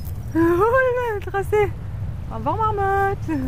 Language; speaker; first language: French; native; French